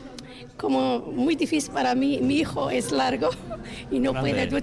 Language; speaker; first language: Spanish; non-native, learner; Arabic